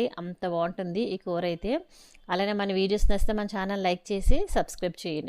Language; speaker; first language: Telugu; native; Telugu